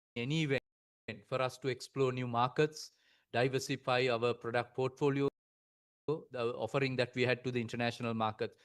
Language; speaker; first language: English; non-native, local second language; Sinhala